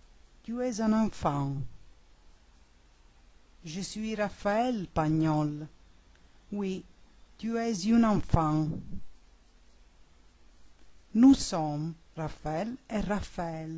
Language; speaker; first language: French; non-native, learner; Italian